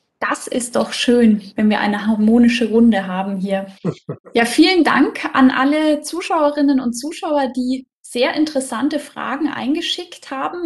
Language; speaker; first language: German; native; German